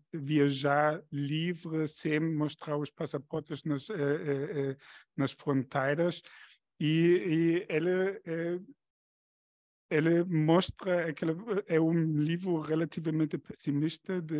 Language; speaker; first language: Portuguese; non-native, fluent; German